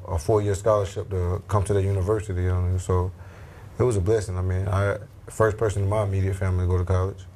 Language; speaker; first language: English; native; English